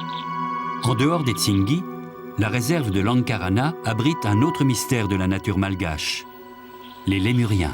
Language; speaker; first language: French; native; French